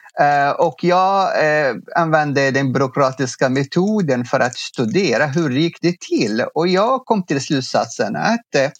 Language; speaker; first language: Swedish; non-native, fluent; Arabic